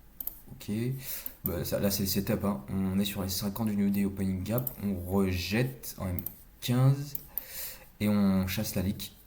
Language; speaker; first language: French; native; French